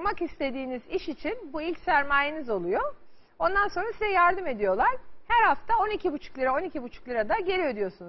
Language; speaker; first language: Turkish; native; Turkish